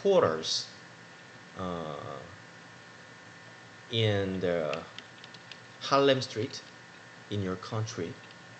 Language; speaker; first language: English; non-native, learner; Korean